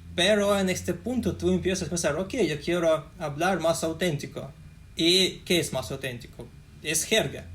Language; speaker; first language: Spanish; non-native, learner; Russian